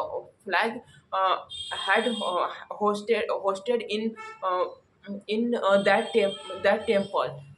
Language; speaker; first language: English; non-native, learner; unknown